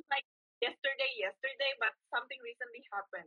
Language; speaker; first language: English; non-native, fluent; Indonesian